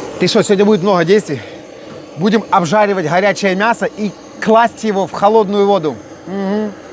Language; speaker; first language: Russian; native; Russian